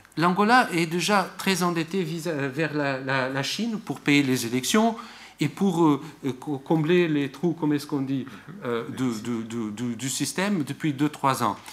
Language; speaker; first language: French; non-native, fluent; Portuguese